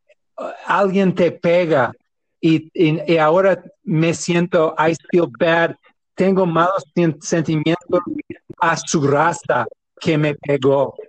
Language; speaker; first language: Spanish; non-native, learner; English